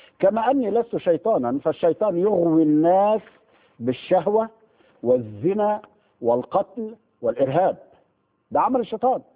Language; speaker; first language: Arabic; native; Arabic